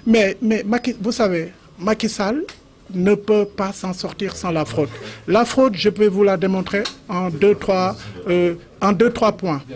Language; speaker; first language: French; non-native, local second language; Wolof